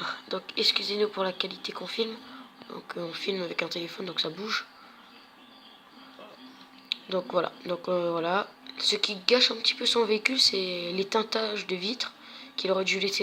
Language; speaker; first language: French; native; French